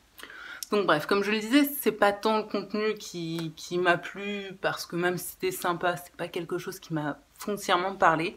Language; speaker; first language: French; native; French